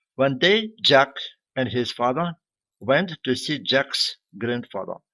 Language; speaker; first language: English; non-native, fluent; Ukrainian